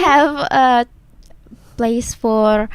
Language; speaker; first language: English; non-native, learner; Indonesian